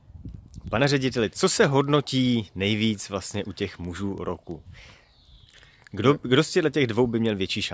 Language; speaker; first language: Czech; native; Czech